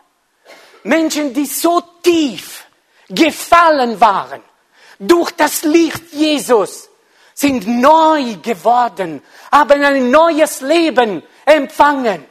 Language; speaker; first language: German; non-native, fluent; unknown